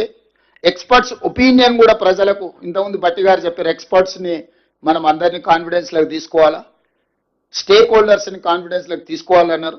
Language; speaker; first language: Telugu; native; Telugu